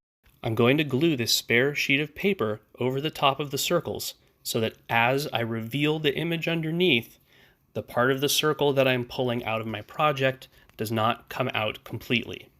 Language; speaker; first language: English; native; English